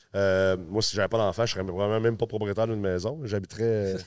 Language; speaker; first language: French; early bilingual, other home language; English